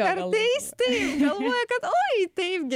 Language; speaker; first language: Lithuanian; non-native, learner; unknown